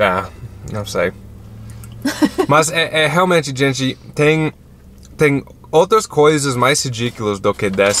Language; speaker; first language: Portuguese; non-native, fluent; English